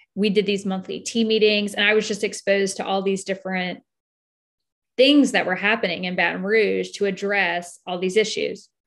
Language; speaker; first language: English; native; English